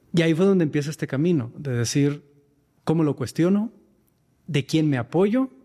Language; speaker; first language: Spanish; native; Spanish